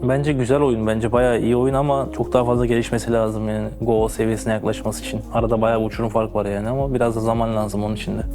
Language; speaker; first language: Turkish; native; Turkish